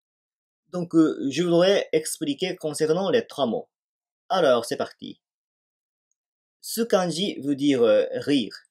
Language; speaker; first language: French; non-native, fluent; Japanese